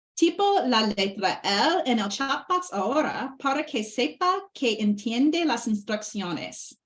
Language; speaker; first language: Spanish; non-native, learner; English